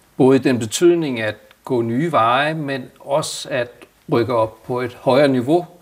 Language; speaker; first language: Danish; native; Danish